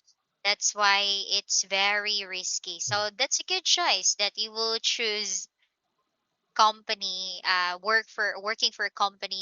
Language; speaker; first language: English; non-native, local second language; Filipino